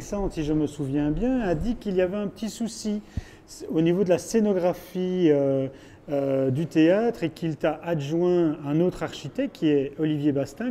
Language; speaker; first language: French; native; French